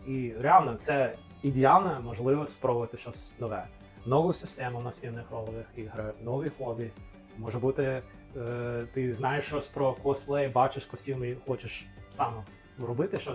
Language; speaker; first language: Ukrainian; non-native, fluent; English